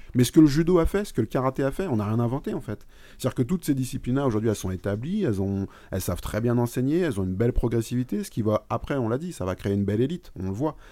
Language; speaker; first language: French; native; French